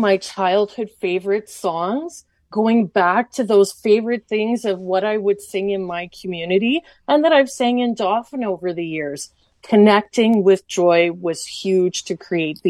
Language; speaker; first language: English; native; English